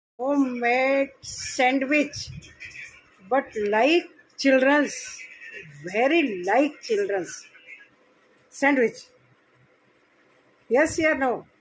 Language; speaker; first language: English; non-native, learner; Hindi